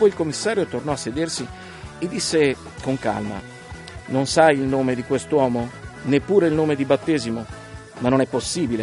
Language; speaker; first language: Italian; native; Italian